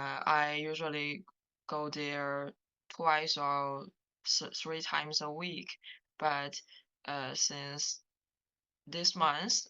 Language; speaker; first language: English; non-native, learner; Chinese